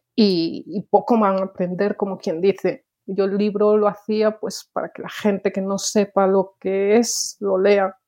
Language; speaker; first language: Spanish; native; Spanish